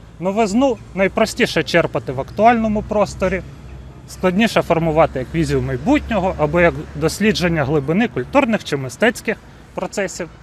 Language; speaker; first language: Ukrainian; native; Ukrainian